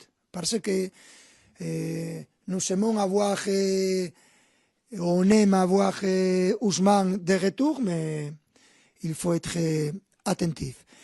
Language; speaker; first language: French; non-native, fluent; Spanish